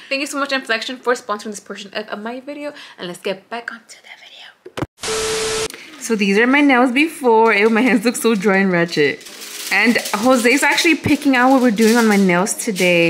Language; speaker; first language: English; early bilingual, other home language; Spanish